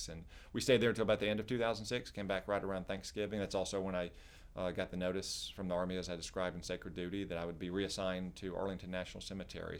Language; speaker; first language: English; native; English